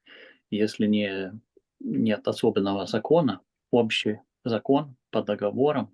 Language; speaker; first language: Russian; non-native, fluent; Swedish